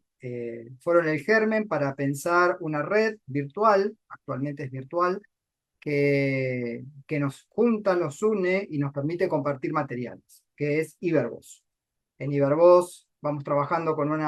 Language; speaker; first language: Spanish; native; Spanish